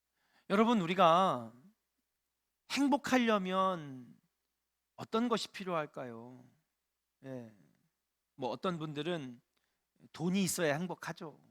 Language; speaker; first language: Korean; native; Korean